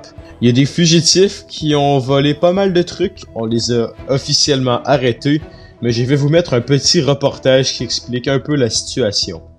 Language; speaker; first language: French; native; French